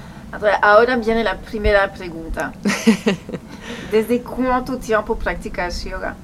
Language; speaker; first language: Spanish; non-native, fluent; French